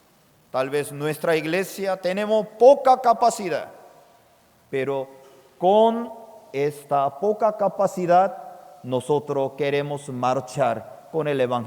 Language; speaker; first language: Spanish; non-native, fluent; Korean